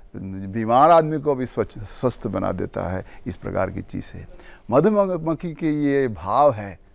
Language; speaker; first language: Hindi; non-native, local second language; Malayalam